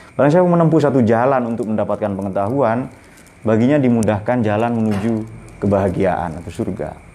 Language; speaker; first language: Indonesian; non-native, local second language; Madurese